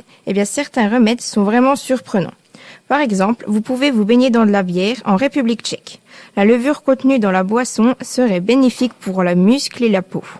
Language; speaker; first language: French; native; French